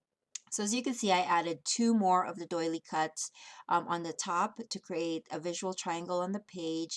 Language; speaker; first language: English; native; English